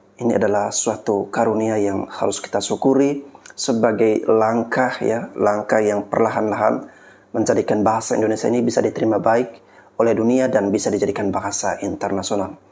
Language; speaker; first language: Indonesian; native; Indonesian